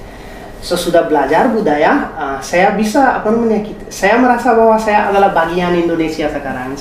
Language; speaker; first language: Indonesian; non-native, fluent; Hindi